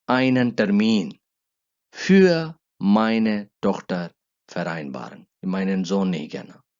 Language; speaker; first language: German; non-native, learner; Urdu